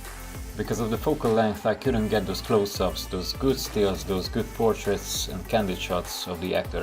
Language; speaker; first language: English; non-native, fluent; Hungarian